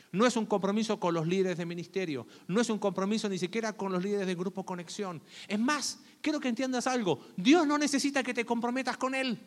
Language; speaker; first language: Spanish; native; Spanish